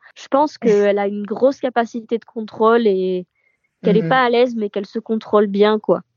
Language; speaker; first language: French; native; French